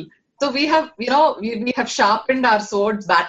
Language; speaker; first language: English; non-native, local second language; Malayalam